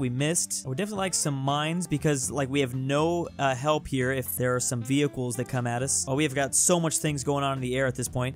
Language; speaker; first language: English; native; English